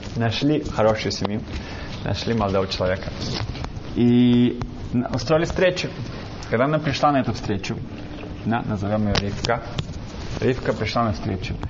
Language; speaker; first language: Russian; early bilingual, heritage; Russian